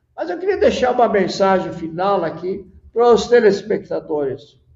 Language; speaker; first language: Portuguese; native; Portuguese